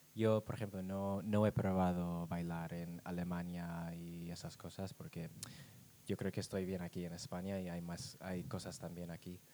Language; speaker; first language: Spanish; non-native, fluent; English